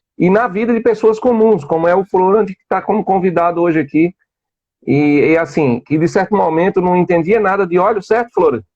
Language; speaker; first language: Portuguese; native; Portuguese